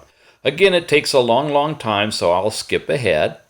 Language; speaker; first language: English; native; English